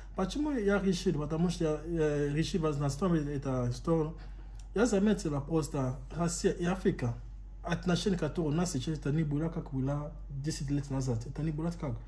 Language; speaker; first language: Russian; non-native, learner; Lingala